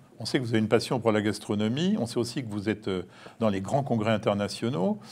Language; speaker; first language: French; native; French